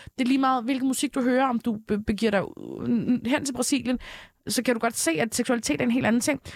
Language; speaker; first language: Danish; early bilingual, other home language; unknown